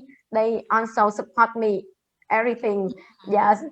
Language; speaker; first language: English; non-native, learner; Vietnamese